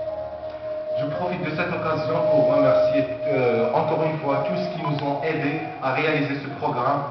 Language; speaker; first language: French; non-native, local second language; Arabic